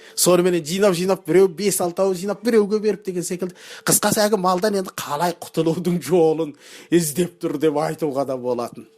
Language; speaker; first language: Kazakh; early bilingual, heritage; Kazakh